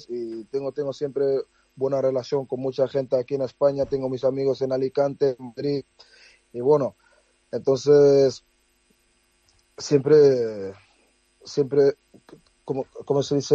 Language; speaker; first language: Spanish; non-native, fluent; Dutch